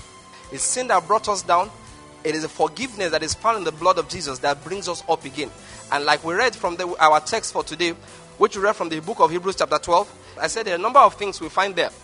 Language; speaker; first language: English; non-native, local second language; Igbo